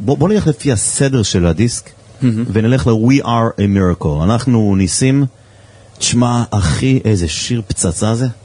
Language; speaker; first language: Hebrew; native; Hebrew